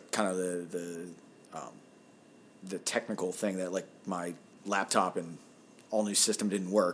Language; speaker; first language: English; native; English